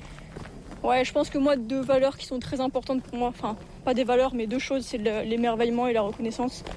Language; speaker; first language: French; native; French